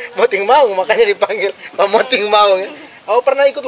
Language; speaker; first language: Indonesian; native; Indonesian